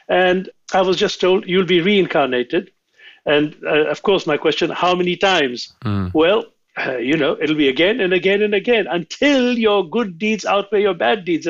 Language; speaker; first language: English; non-native, local second language; Sindhi